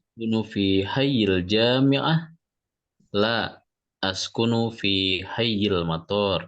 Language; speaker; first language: Arabic; non-native, learner; Indonesian